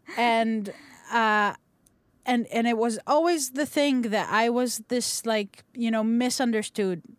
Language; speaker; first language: English; non-native, local second language; Hebrew